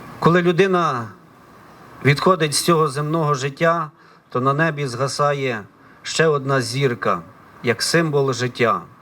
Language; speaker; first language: Ukrainian; native; Ukrainian